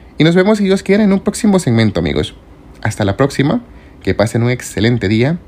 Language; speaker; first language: Spanish; native; Spanish